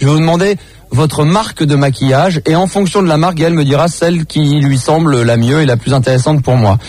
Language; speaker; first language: French; native; French